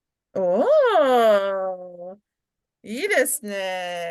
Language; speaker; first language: Japanese; non-native, fluent; English